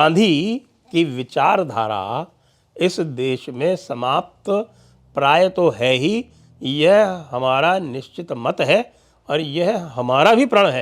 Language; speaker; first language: Hindi; native; Hindi